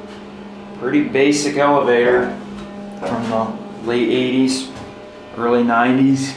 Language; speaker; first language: English; native; English